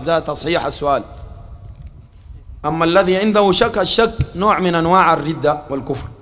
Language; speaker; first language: Arabic; native; Arabic